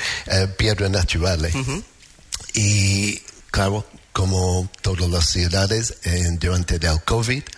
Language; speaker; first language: Spanish; non-native, fluent; English